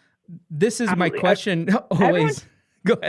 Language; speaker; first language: English; native; English